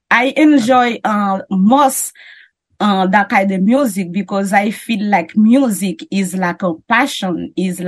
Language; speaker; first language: English; non-native, learner; French